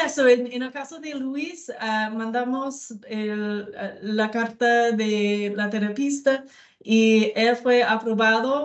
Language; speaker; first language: Spanish; non-native, learner; English